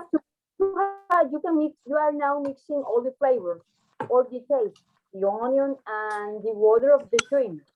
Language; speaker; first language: English; non-native, fluent; Spanish